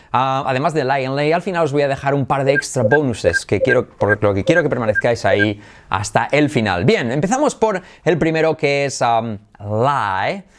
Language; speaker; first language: Spanish; native; Spanish